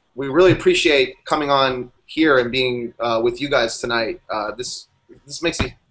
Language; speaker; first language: English; native; English